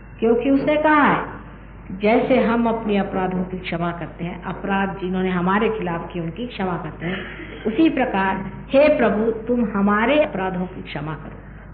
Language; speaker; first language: Hindi; non-native, local second language; Marathi